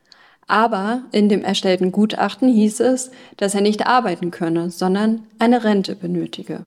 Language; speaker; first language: German; native; German